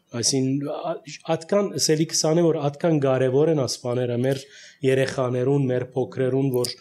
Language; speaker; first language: Armenian; early bilingual, heritage; Armenian